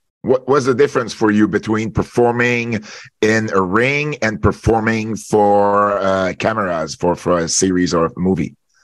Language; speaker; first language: English; non-native, fluent; French